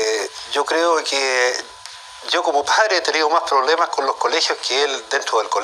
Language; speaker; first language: Spanish; native; Spanish